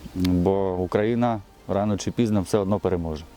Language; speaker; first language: Ukrainian; non-native, local second language; Russian